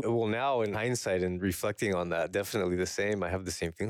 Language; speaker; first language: English; native; English